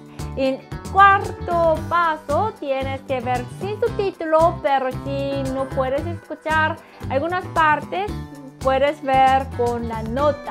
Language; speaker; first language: Spanish; non-native, fluent; Korean